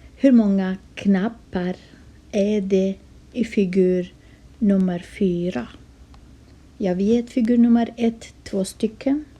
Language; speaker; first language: Swedish; non-native, fluent; Kurdish